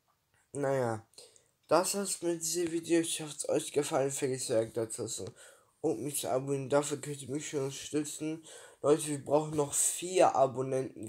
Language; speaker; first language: German; early bilingual, other home language; Turkish